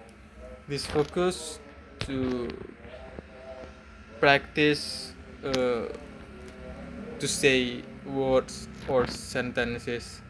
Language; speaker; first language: English; non-native, learner; Indonesian